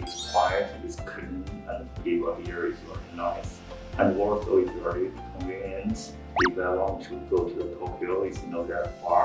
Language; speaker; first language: English; non-native, fluent; Chinese